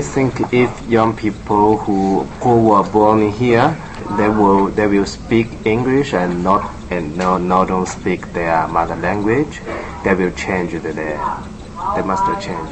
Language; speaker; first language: English; non-native, learner; Japanese